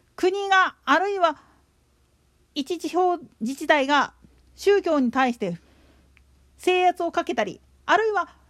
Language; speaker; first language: Japanese; native; Japanese